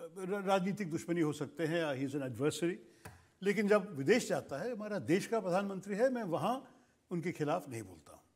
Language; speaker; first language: Hindi; non-native, local second language; Malayalam